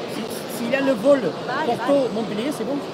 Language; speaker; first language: French; non-native, fluent; Spanish